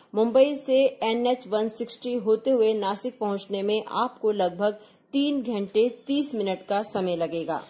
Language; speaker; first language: Hindi; non-native, local second language; Marathi